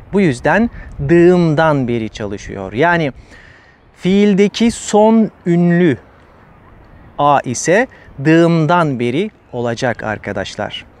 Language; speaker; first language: Turkish; native; Turkish